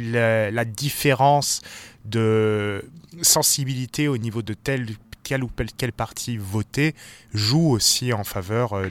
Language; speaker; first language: French; native; French